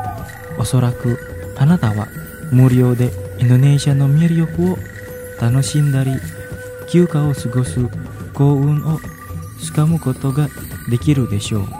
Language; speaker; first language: Japanese; non-native, fluent; Indonesian